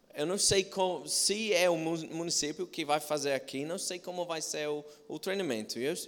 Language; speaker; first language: Portuguese; non-native, fluent; English